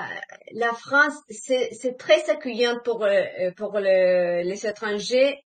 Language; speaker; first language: French; non-native, fluent; Spanish